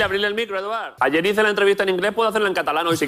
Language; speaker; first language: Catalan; non-native, learner; Spanish